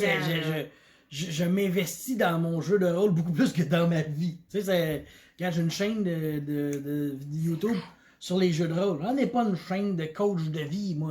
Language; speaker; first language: French; native; French